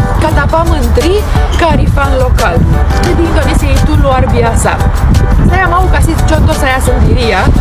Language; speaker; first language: Indonesian; non-native, fluent; Russian